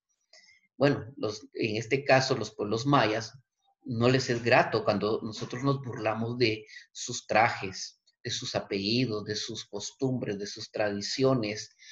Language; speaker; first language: Spanish; native; Spanish